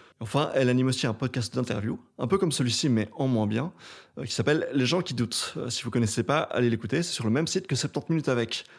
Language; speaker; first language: French; native; French